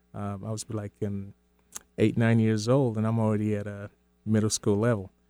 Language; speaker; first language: English; early bilingual, other home language; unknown